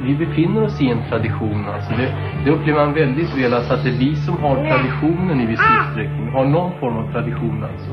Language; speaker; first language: Swedish; native; Swedish